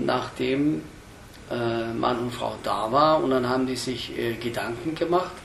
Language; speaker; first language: German; early bilingual, other home language; Turkish